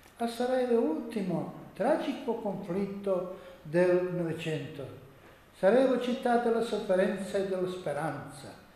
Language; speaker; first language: Italian; non-native, learner; Croatian